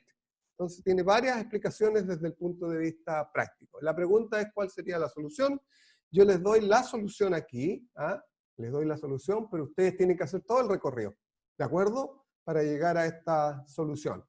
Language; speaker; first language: Spanish; native; Spanish